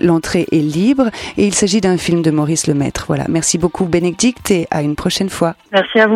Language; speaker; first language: French; native; French